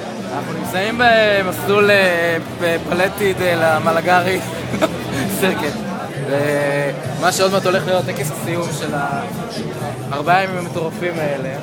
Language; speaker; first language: Hebrew; native; Hebrew